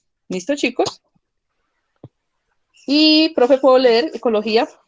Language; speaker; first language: Spanish; native; Spanish